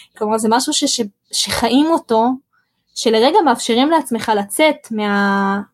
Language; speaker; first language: Hebrew; early bilingual, other home language; Russian